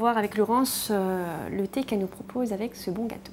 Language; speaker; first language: French; native; French